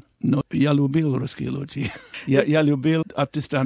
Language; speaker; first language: Russian; non-native, learner; English